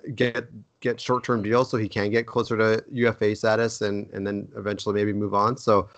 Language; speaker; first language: English; native; English